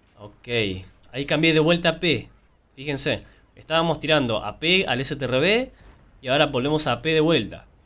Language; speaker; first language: Spanish; native; Spanish